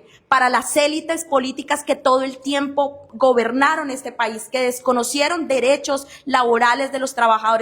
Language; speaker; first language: Spanish; native; Spanish